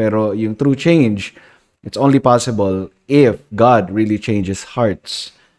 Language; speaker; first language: English; non-native, local second language; Filipino